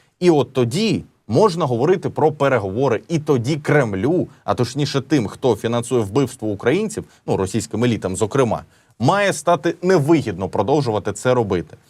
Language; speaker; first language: Ukrainian; native; Ukrainian